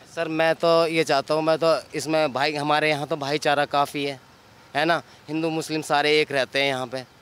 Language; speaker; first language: Hindi; native; Hindi